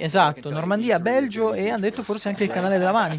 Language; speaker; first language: Italian; native; Italian